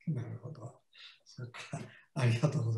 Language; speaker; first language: Japanese; native; Japanese